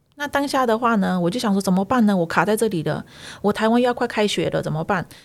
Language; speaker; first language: Chinese; early bilingual, heritage; Chinese